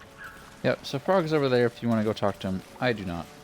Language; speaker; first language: English; native; English